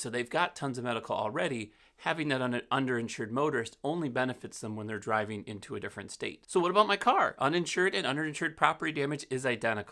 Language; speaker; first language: English; native; English